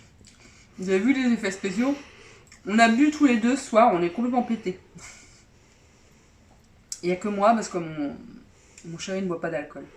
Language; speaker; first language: French; native; French